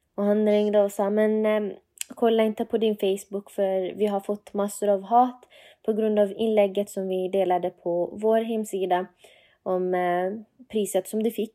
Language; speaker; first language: Swedish; non-native, fluent; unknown